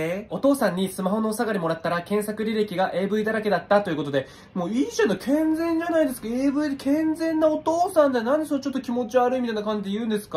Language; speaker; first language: Japanese; native; Japanese